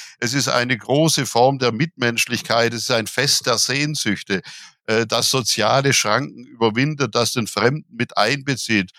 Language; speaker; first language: German; native; German